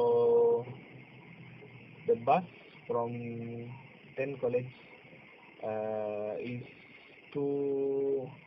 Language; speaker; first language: English; non-native, local second language; Malay